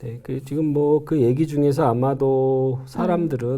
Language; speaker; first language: Korean; native; Korean